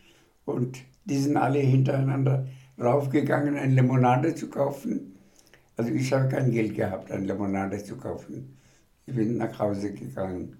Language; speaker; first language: German; non-native, fluent; Bangla